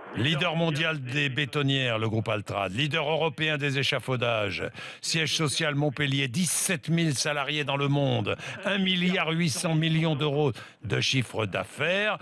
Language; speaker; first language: French; native; French